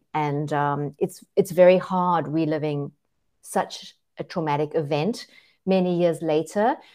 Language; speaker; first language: English; native; English